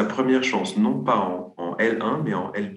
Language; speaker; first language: French; native; French